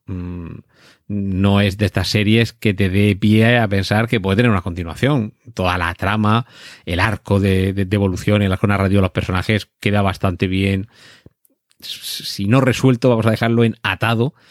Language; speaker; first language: Spanish; native; Spanish